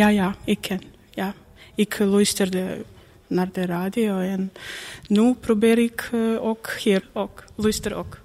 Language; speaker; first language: Dutch; non-native, learner; Croatian